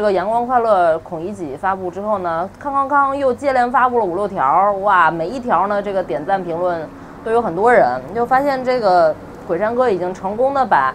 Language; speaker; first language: Chinese; native; Chinese